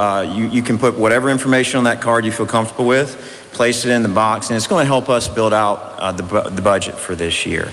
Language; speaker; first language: English; native; English